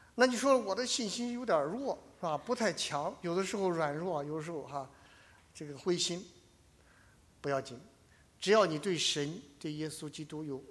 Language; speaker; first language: Chinese; native; Chinese